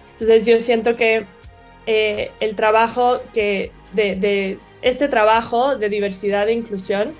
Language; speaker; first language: Spanish; early bilingual, other home language; Portuguese